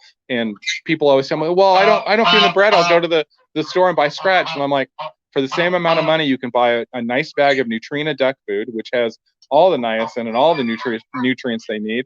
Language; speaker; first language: English; native; English